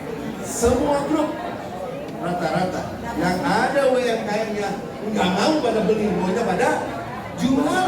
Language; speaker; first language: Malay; non-native, local second language; Sundanese